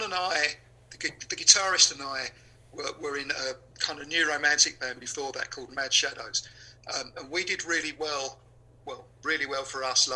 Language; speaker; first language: English; native; English